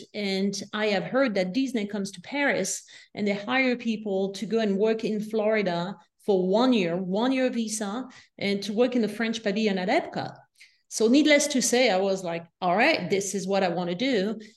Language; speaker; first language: English; non-native, fluent; French